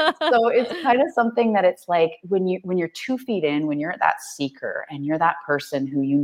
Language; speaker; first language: English; native; English